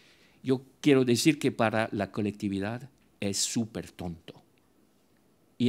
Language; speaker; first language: Spanish; non-native, fluent; French